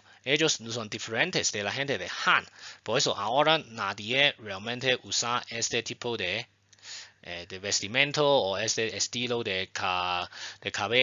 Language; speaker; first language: Spanish; non-native, fluent; Chinese